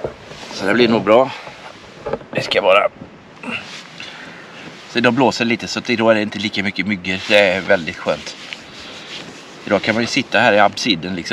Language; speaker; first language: Swedish; native; Swedish